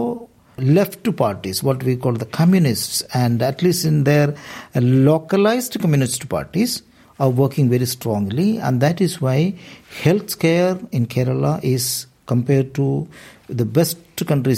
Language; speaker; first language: English; non-native, local second language; Malayalam